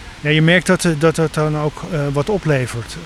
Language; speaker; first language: Dutch; native; Dutch